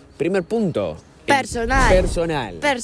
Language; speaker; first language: Spanish; native; Spanish